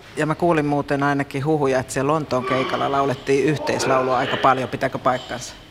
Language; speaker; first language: Finnish; native; Finnish